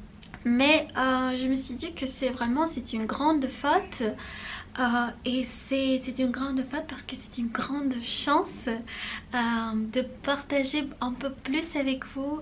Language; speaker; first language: French; non-native, fluent; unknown